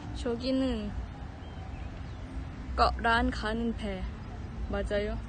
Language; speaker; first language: Korean; non-native, learner; Thai